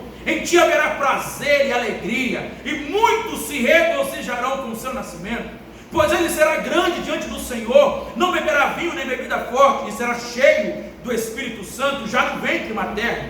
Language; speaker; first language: Portuguese; native; Portuguese